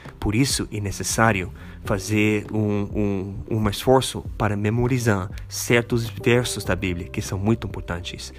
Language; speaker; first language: Portuguese; non-native, fluent; English